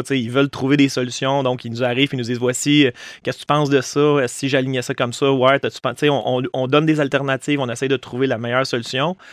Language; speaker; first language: French; native; French